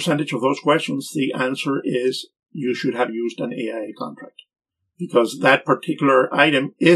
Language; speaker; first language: English; non-native, fluent; Spanish